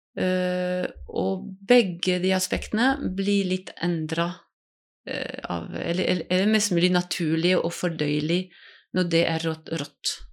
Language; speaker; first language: Norwegian; non-native, fluent; French